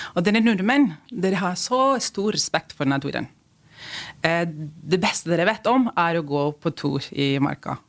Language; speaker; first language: Norwegian; non-native, fluent; Spanish